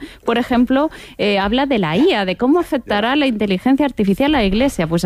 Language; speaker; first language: Spanish; native; Spanish